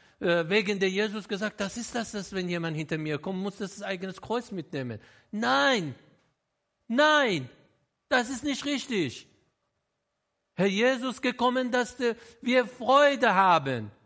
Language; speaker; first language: German; non-native, learner; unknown